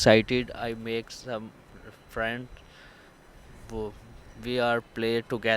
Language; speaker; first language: English; non-native, learner; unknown